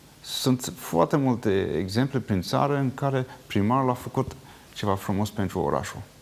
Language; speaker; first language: Romanian; non-native, fluent; English